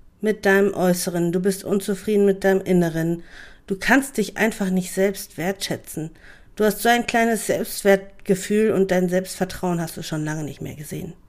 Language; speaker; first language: German; native; German